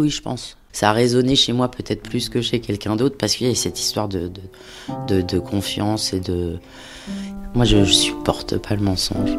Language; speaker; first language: French; native; French